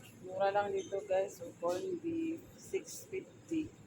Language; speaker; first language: Filipino; native; Filipino